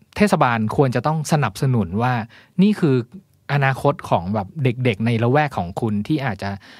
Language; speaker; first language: Thai; native; Thai